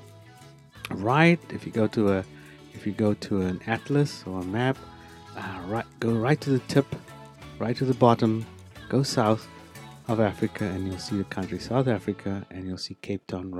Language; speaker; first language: English; non-native, local second language; Afrikaans